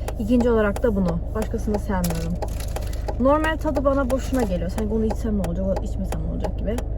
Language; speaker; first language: Turkish; early bilingual, heritage; Turkish